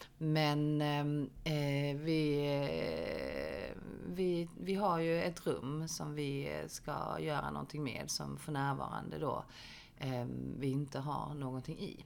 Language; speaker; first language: Swedish; early bilingual, other home language; Korean